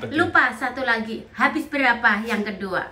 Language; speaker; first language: Indonesian; native; Indonesian